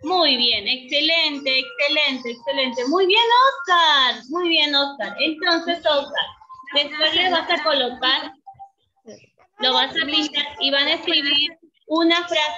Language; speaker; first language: Spanish; native; Spanish